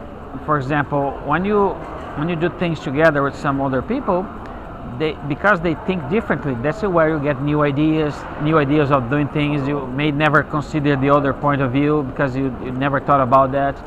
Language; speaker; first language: English; non-native, fluent; Portuguese